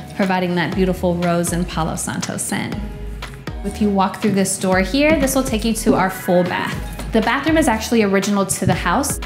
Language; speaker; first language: English; native; English